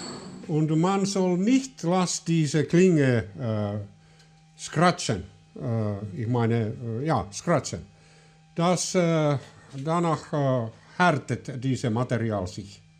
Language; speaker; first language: German; non-native, learner; Finnish